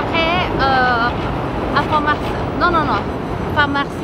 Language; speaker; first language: French; non-native, learner; Thai